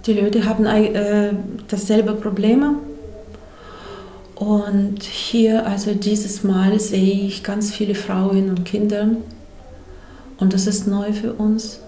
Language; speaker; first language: German; non-native, fluent; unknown